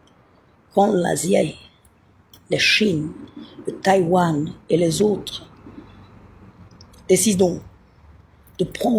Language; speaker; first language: French; non-native, learner; Italian